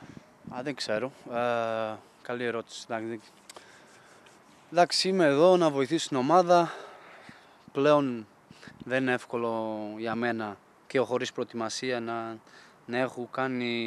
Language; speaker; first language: Greek; non-native, fluent; Portuguese